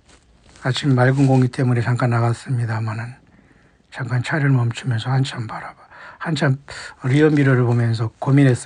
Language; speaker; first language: Korean; native; Korean